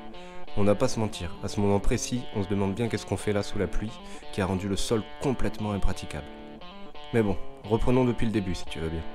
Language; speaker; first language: French; native; French